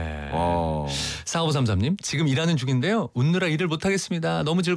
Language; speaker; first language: Korean; native; Korean